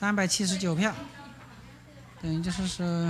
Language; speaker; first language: Chinese; native; Chinese